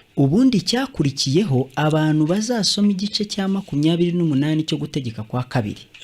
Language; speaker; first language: Kinyarwanda; native; Kinyarwanda